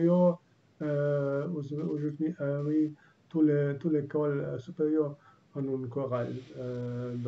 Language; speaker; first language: French; non-native, learner; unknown